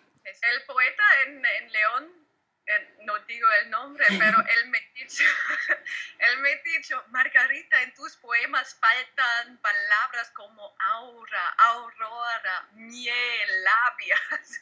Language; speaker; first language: Spanish; non-native, learner; German